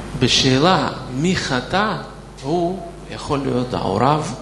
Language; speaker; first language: Hebrew; non-native, fluent; Russian